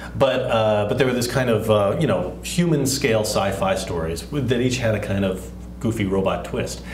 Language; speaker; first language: English; native; English